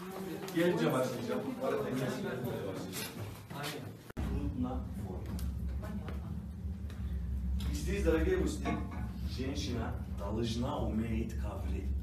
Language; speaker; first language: Russian; non-native, learner; Turkish